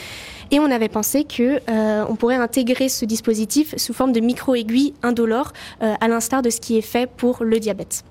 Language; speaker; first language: French; native; French